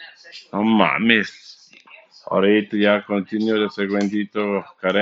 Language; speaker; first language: Spanish; non-native, learner; English